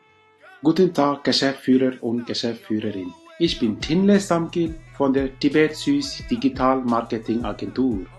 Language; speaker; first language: German; non-native, learner; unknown